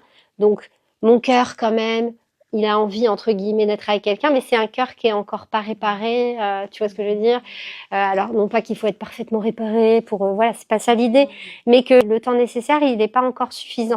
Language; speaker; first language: French; native; French